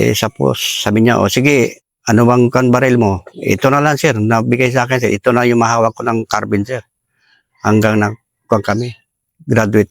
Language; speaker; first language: Filipino; non-native, local second language; Cebuano